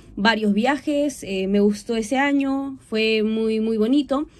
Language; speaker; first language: Spanish; native; Spanish